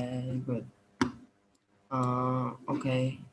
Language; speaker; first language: English; non-native, learner; Vietnamese